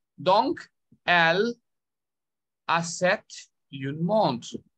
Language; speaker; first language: French; non-native, fluent; Bangla